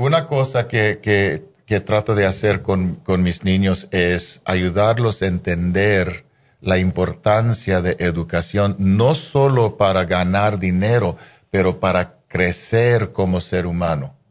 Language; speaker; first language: Spanish; non-native, fluent; English